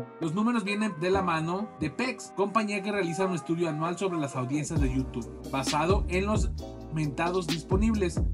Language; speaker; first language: Spanish; native; Spanish